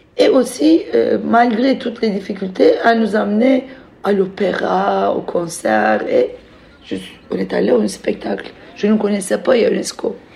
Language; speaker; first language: French; non-native, fluent; Turkish